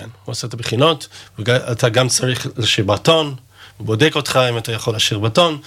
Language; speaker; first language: Hebrew; non-native, fluent; English